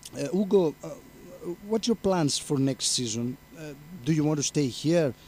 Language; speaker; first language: English; non-native, fluent; Greek